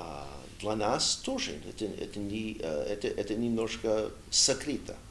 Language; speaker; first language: Russian; non-native, learner; English